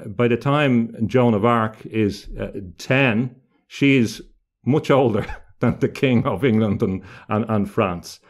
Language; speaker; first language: English; native; English